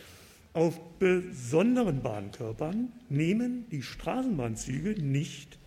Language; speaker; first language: German; native; German